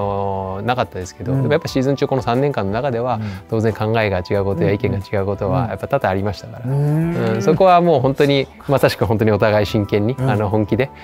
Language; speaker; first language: Japanese; native; Japanese